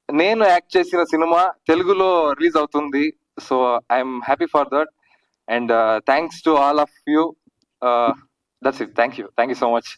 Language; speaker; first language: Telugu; non-native, learner; Tamil